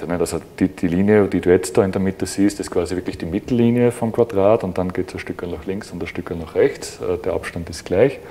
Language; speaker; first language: German; native; German